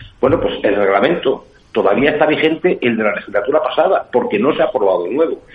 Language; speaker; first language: Spanish; native; Spanish